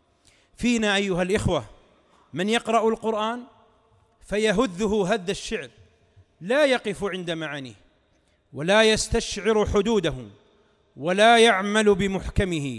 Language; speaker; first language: Arabic; native; Arabic